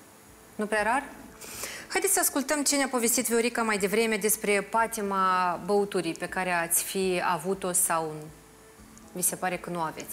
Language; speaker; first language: Romanian; native; Romanian